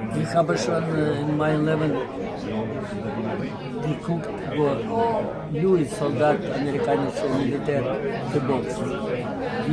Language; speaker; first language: German; non-native, learner; Ukrainian